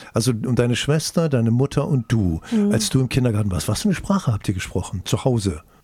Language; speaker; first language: German; native; German